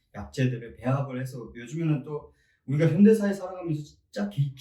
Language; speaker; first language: Korean; native; Korean